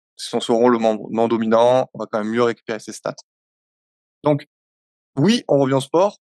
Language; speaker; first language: French; native; French